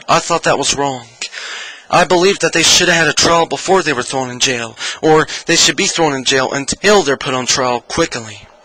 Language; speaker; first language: English; native; English